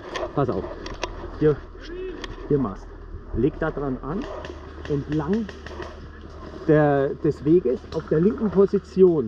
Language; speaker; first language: German; early bilingual, other home language; Croatian